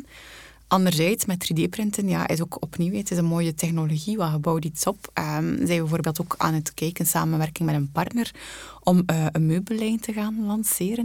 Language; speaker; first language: Dutch; native; Dutch